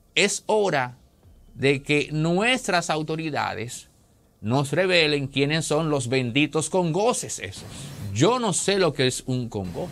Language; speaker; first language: Spanish; native; Spanish